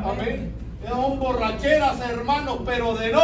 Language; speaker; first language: Spanish; native; Spanish